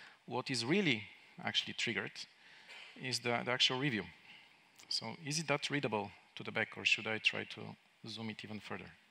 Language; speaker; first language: English; non-native, fluent; Bulgarian